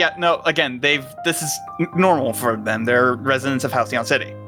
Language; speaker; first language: English; native; English